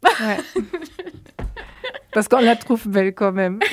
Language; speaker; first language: French; non-native, fluent; German